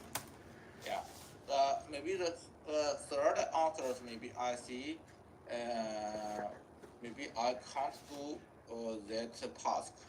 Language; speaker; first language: English; non-native, learner; Chinese